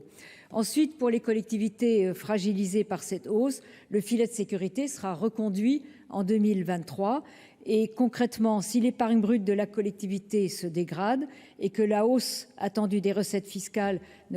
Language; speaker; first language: French; native; French